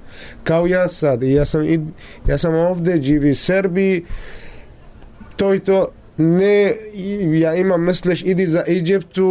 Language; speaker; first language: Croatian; non-native, learner; Arabic